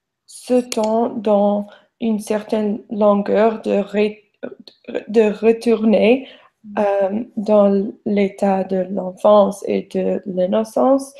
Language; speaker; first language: French; non-native, learner; English